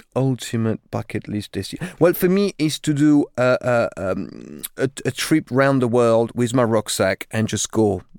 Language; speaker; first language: English; non-native, fluent; French